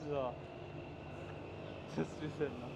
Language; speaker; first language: Russian; non-native, fluent; Persian